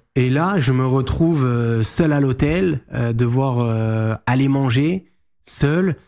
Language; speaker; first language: French; native; French